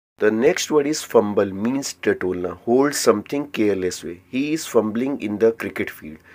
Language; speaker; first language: Hindi; native; Hindi